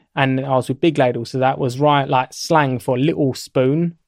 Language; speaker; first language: English; native; English